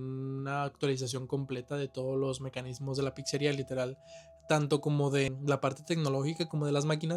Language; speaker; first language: Spanish; native; Spanish